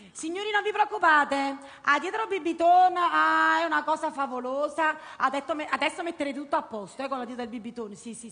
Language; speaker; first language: Italian; native; Italian